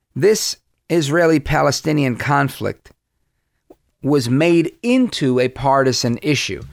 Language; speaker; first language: English; early bilingual, other home language; Spanish